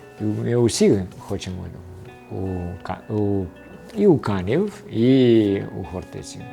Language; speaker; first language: Ukrainian; early bilingual, heritage; Ukrainian